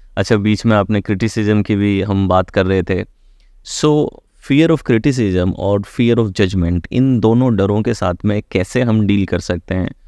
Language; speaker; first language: Hindi; native; Hindi